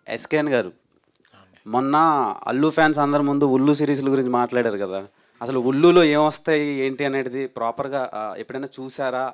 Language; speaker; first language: Telugu; native; Telugu